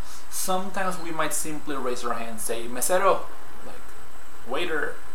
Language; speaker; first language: English; non-native, fluent; Spanish